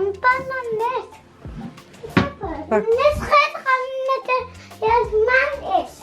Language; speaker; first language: Dutch; early bilingual, other home language; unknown